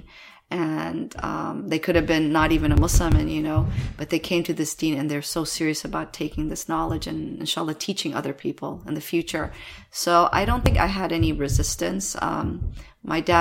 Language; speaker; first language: English; native; English